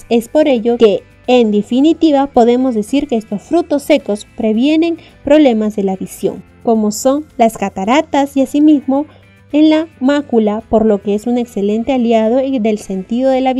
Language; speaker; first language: Spanish; native; Spanish